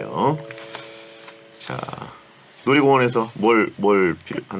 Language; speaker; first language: Korean; native; Korean